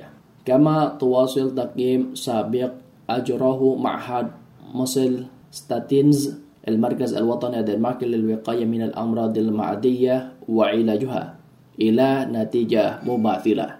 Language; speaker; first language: Arabic; non-native, fluent; Indonesian